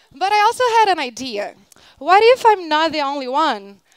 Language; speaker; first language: English; non-native, fluent; Portuguese